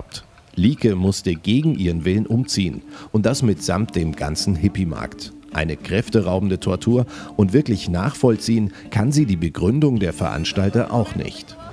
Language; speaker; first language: German; native; German